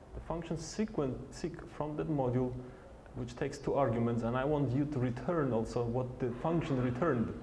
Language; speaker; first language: English; non-native, fluent; Polish